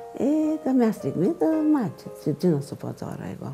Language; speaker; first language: Greek; non-native, learner; Bulgarian